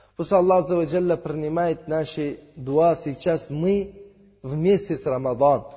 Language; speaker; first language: Russian; non-native, learner; Uzbek